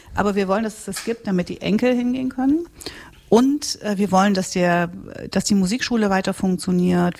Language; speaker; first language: German; native; German